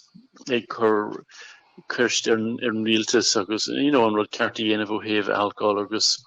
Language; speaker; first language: Irish; non-native, local second language; English